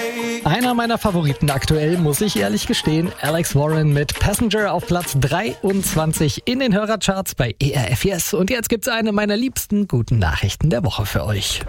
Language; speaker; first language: German; native; German